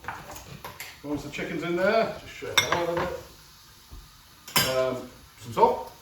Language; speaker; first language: English; native; English